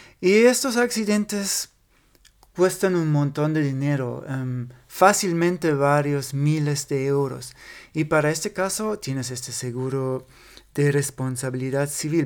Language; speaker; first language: Spanish; non-native, fluent; German